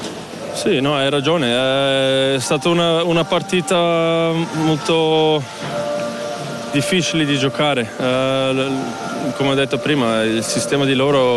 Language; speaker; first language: Italian; non-native, fluent; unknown